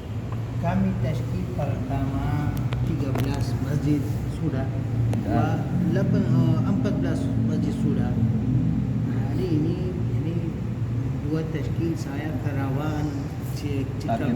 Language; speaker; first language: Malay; non-native, learner; Urdu